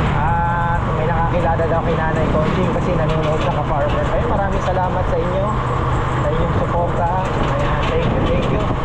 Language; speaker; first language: Filipino; non-native, local second language; Bikol